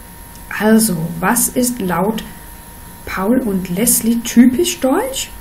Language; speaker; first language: German; non-native, fluent; Danish